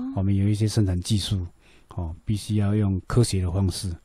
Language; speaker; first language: Chinese; native; Chinese